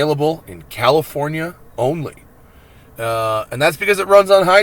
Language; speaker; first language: English; native; English